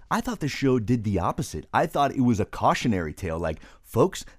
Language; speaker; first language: English; early bilingual, other home language; Spanish